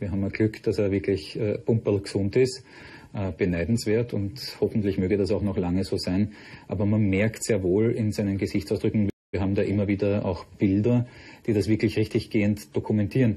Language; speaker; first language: German; native; German